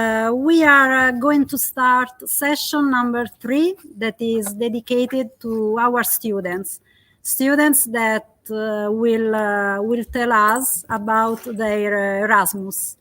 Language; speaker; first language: English; non-native, fluent; Italian